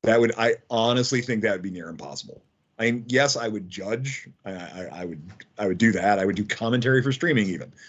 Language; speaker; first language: English; native; English